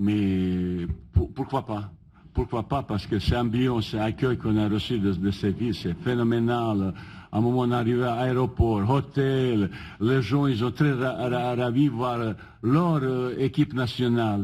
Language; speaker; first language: French; non-native, fluent; Bosnian